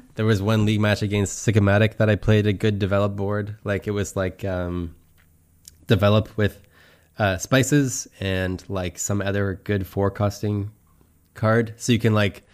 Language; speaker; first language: English; native; English